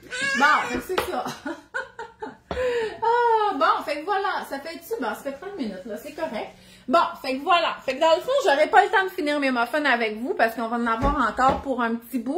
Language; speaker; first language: French; native; French